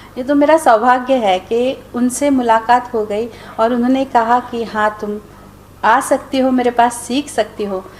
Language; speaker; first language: Hindi; non-native, local second language; Marathi